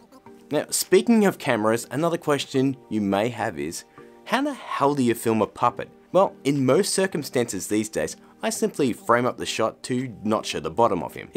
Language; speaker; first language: English; native; English